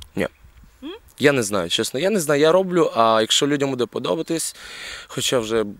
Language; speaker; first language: Ukrainian; native; Ukrainian